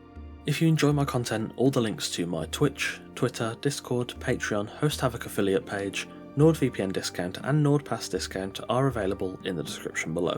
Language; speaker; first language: English; native; English